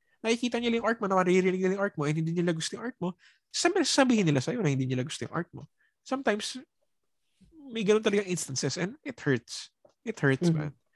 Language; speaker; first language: Filipino; early bilingual, heritage; Filipino